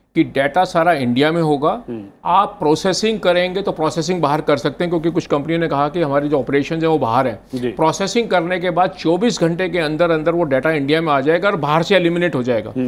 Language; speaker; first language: Hindi; native; Hindi